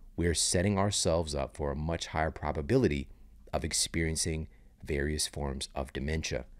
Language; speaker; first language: English; native; English